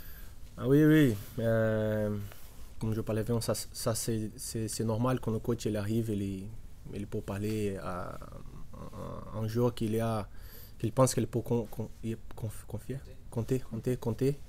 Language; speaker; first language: French; non-native, learner; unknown